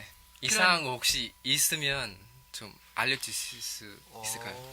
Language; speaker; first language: Korean; non-native, fluent; Indonesian